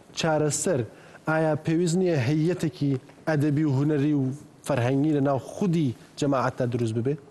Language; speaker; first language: Central Kurdish; early bilingual, heritage; Central Kurdish